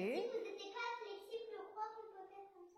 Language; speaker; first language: French; early bilingual, other home language; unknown